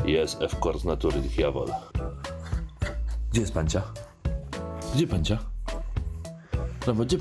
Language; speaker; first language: Polish; native; Polish